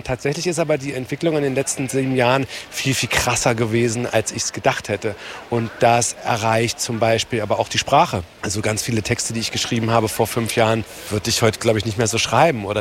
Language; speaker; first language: German; native; German